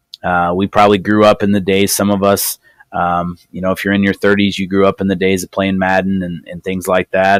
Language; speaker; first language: English; native; English